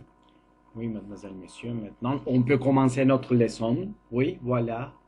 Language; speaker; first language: French; non-native, learner; Turkish